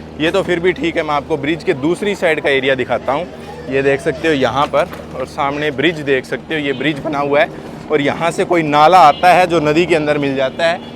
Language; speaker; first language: Hindi; native; Hindi